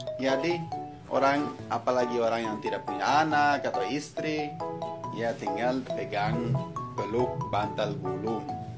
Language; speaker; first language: Indonesian; non-native, fluent; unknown